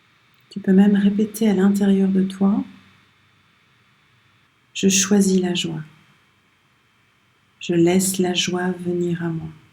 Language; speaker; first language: French; native; French